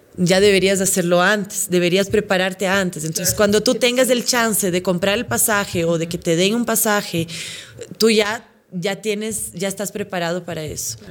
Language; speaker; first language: Spanish; non-native, fluent; Portuguese